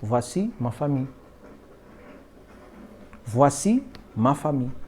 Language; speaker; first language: French; non-native, fluent; Portuguese